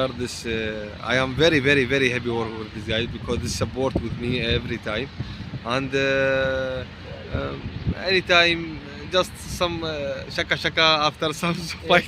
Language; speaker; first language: English; non-native, learner; Arabic